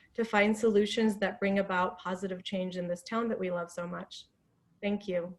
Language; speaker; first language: English; non-native, fluent; Persian